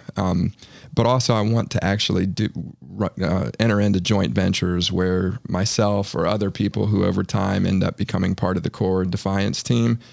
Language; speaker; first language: English; native; English